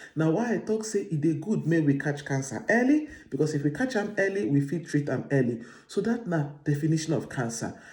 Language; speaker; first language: Nigerian Pidgin; non-native, local second language; Igbo